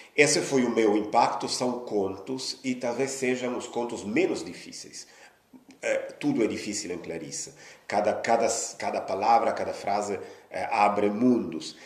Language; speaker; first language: Portuguese; non-native, fluent; Italian